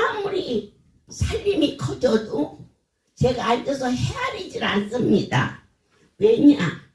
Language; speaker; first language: Korean; native; Korean